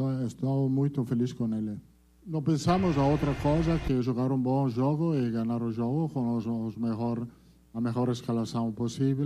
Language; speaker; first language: Portuguese; non-native, fluent; Italian